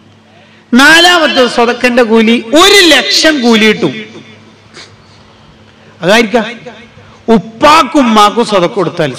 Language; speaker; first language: Malayalam; native; Malayalam